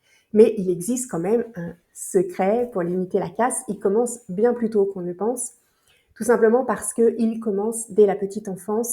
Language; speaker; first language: French; native; French